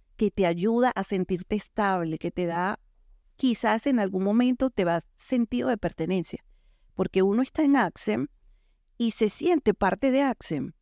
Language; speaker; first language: Spanish; native; Spanish